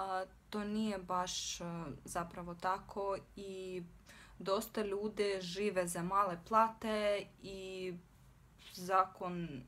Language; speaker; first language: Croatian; non-native, fluent; Russian